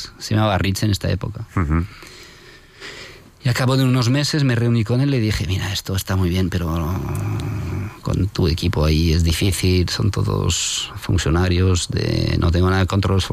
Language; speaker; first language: Spanish; non-native, fluent; French